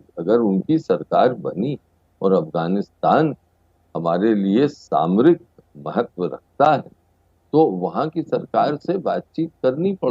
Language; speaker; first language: Hindi; native; Hindi